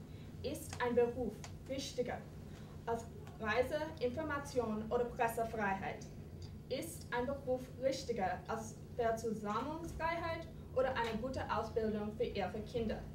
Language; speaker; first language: German; non-native, fluent; English